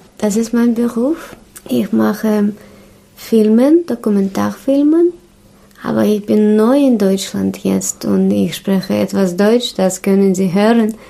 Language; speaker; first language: German; non-native, learner; Russian